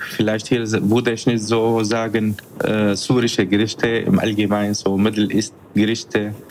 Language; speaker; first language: German; non-native, fluent; Arabic